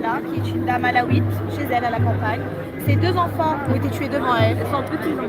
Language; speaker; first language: French; native; French